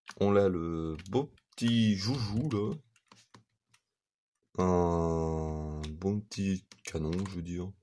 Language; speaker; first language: French; native; French